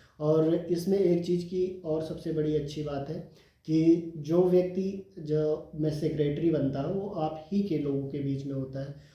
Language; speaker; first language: Hindi; native; Hindi